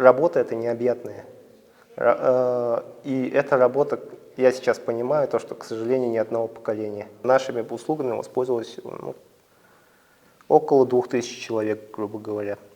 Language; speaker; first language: Russian; native; Russian